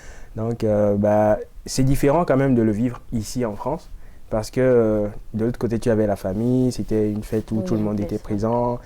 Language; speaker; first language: French; non-native, local second language; Ewe